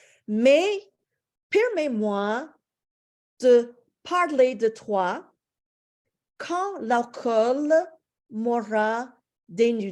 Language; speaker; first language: French; non-native, fluent; English